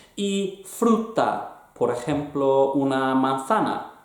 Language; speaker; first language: Spanish; non-native, fluent; English